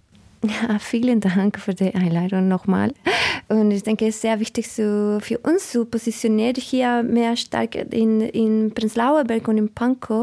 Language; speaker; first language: German; non-native, learner; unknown